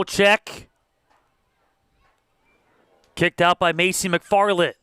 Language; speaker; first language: English; native; English